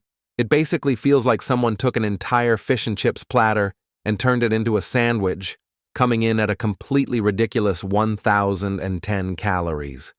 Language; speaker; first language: English; native; English